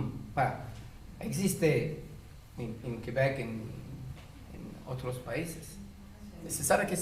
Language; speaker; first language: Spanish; non-native, fluent; French